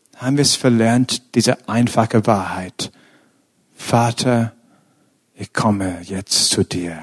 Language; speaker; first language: German; non-native, fluent; English